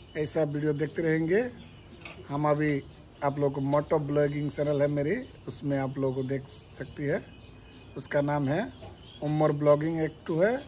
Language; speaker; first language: Hindi; non-native, local second language; Bangla